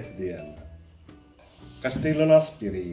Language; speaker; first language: Estonian; native; Estonian